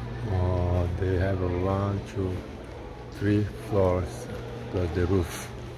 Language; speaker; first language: English; non-native, fluent; Portuguese